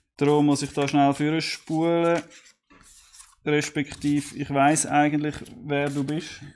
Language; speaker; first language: German; native; German